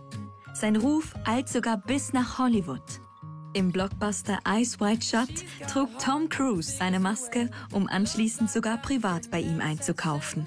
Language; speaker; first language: German; native; German